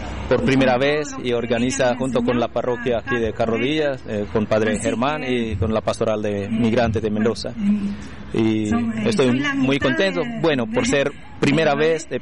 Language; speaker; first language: Spanish; non-native, fluent; Indonesian